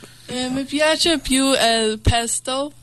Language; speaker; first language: Italian; non-native, learner; English